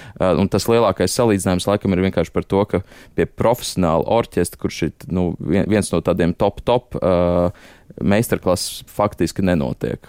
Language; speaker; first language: Latvian; native; Latvian